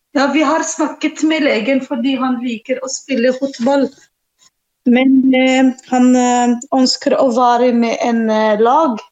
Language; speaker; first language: Norwegian; non-native, learner; Arabic